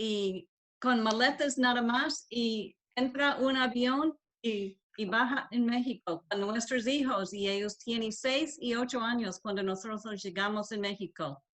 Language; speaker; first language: Spanish; non-native, learner; English